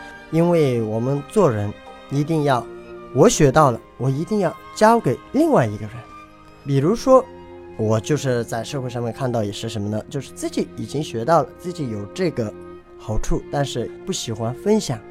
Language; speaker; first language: Chinese; non-native, local second language; Tibetan